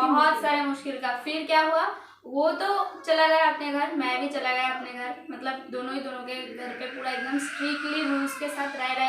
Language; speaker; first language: Hindi; non-native, local second language; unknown